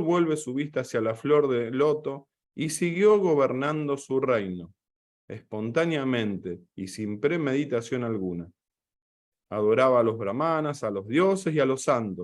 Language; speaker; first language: Spanish; native; Spanish